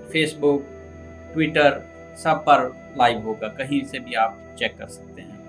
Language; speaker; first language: Urdu; non-native, local second language; Punjabi